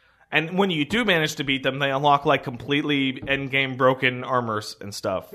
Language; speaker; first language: English; early bilingual, other home language; French